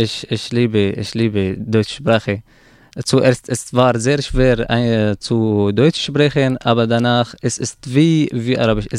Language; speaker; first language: German; non-native, learner; Arabic